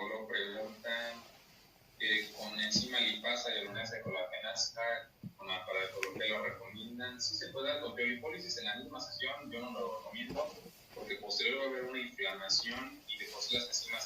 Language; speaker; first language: Spanish; native; Spanish